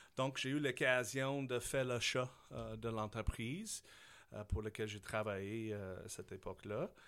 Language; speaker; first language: French; non-native, fluent; English